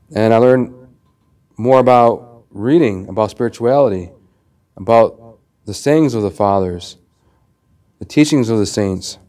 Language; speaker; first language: English; native; English